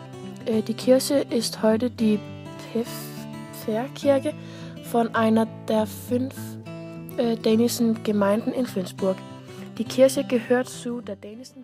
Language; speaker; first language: German; non-native, learner; Danish